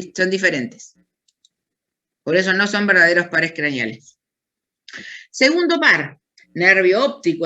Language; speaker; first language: Spanish; native; Spanish